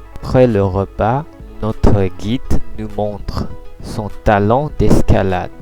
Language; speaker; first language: French; non-native, learner; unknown